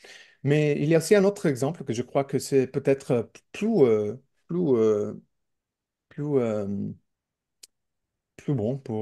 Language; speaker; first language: French; non-native, learner; English